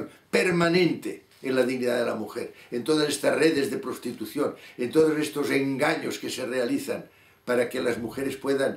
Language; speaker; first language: Spanish; native; Spanish